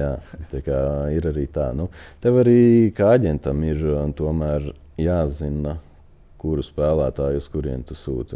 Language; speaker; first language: Latvian; native; Latvian